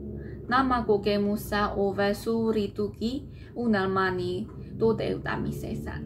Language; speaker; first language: Finnish; non-native, learner; Burmese